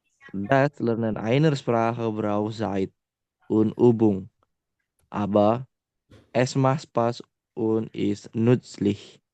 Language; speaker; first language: German; non-native, learner; Indonesian